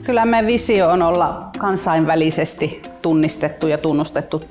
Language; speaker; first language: Finnish; native; Finnish